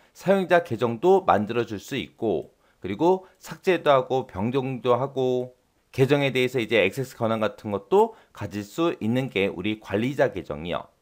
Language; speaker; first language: Korean; native; Korean